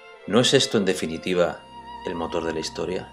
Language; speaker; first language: Spanish; native; Spanish